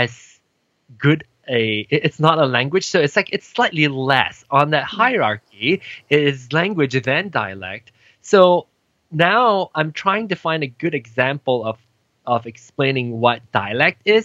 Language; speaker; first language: English; non-native, local second language; Min Nan Chinese